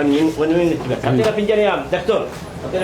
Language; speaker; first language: Arabic; non-native, learner; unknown